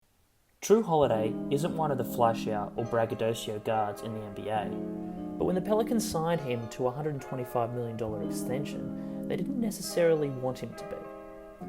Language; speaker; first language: English; native; English